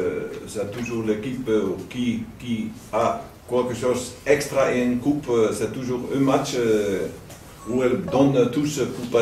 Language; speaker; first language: French; non-native, learner; Dutch